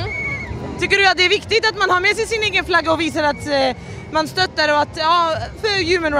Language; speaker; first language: Swedish; early bilingual, other home language; Assyrian Neo-Aramaic